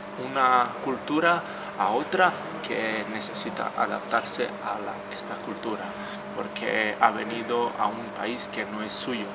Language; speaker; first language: Spanish; non-native, fluent; Croatian